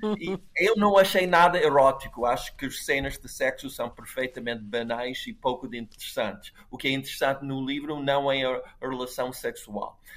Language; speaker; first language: Portuguese; non-native, fluent; English